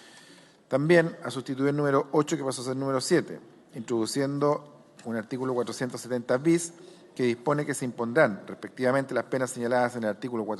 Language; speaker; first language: Spanish; native; Spanish